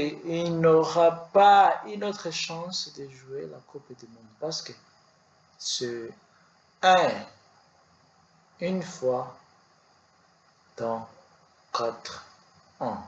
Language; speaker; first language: French; non-native, learner; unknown